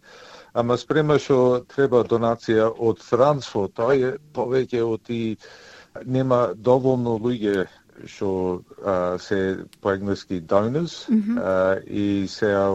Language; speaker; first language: Macedonian; early bilingual, heritage; Macedonian